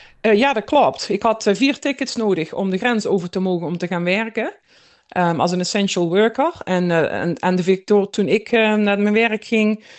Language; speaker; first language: Dutch; native; Dutch